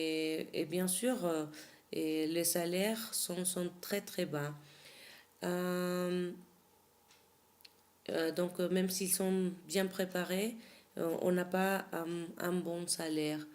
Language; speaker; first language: French; non-native, fluent; Spanish